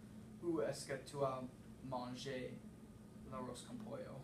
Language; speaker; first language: French; non-native, learner; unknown